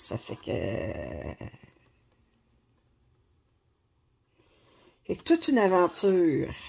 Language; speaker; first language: French; native; French